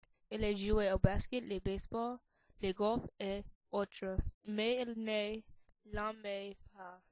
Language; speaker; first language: French; non-native, learner; English